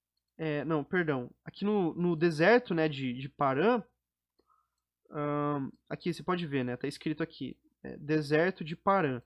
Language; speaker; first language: Portuguese; native; Portuguese